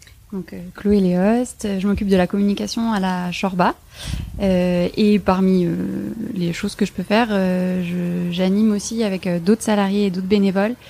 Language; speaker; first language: French; native; French